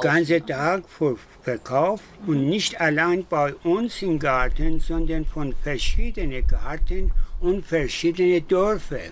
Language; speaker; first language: German; non-native, learner; Persian